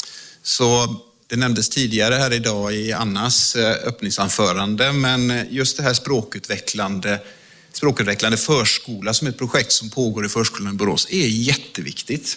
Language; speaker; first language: Swedish; native; Swedish